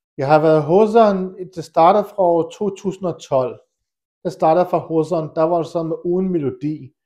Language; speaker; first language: Danish; early bilingual, other home language; Kurdish